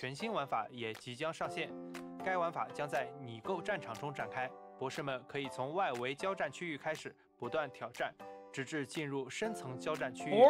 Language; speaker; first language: Chinese; native; Chinese